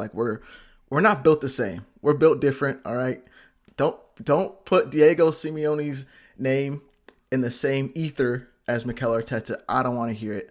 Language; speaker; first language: English; native; English